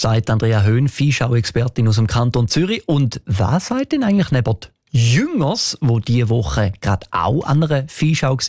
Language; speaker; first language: German; native; German